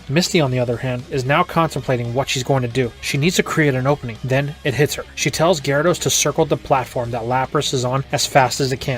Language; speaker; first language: English; native; English